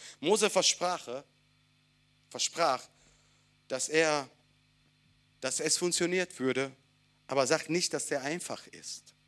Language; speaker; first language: German; non-native, fluent; Italian